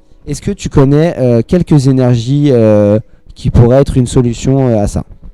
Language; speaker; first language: French; native; French